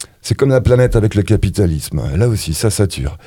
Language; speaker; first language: French; native; French